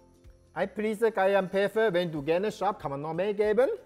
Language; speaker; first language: German; non-native, learner; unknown